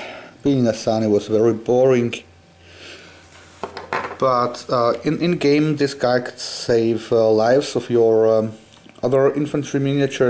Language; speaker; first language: English; non-native, fluent; German